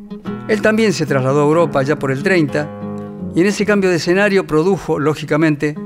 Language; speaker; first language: Spanish; native; Spanish